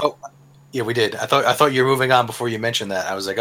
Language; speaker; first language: English; native; English